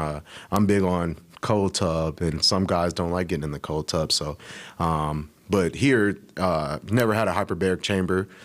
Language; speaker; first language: English; native; English